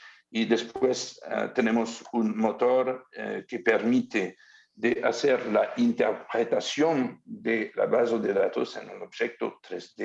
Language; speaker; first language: Spanish; non-native, learner; French